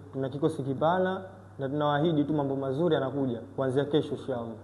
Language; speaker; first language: Swahili; native; Swahili